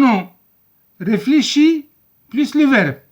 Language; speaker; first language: French; non-native, local second language; Arabic